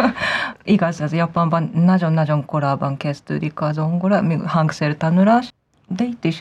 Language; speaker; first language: Hungarian; non-native, fluent; Japanese